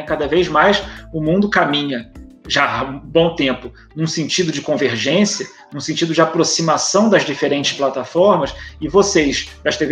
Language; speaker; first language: Portuguese; native; Portuguese